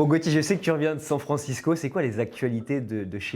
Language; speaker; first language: French; native; French